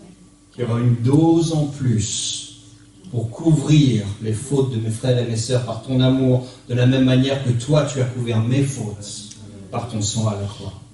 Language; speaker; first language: French; native; French